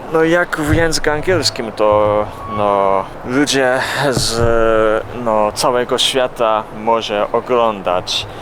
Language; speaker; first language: Polish; non-native, learner; Japanese